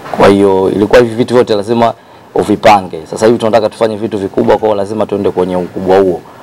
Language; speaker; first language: Swahili; native; Swahili